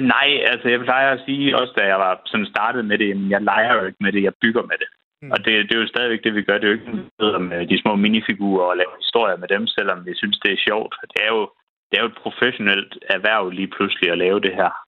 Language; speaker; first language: Danish; native; Danish